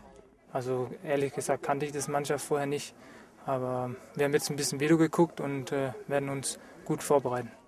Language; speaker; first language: German; non-native, fluent; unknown